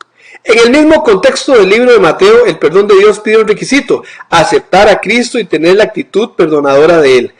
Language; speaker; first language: Spanish; native; Spanish